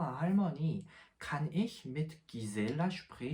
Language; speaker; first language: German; non-native, fluent; Korean